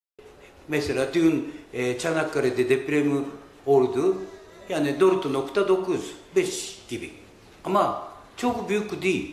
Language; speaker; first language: Turkish; non-native, learner; Japanese